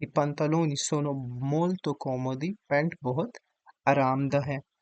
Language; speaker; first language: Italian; non-native, fluent; Urdu